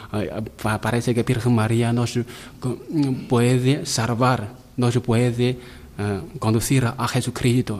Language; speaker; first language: Spanish; non-native, learner; Chinese